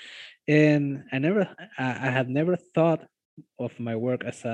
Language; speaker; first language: English; non-native, fluent; Spanish